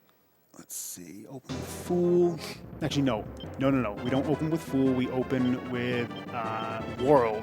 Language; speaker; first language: English; native; English